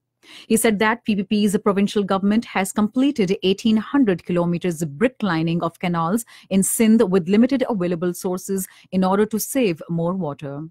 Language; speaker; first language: English; non-native, local second language; Urdu